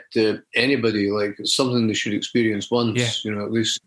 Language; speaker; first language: English; native; English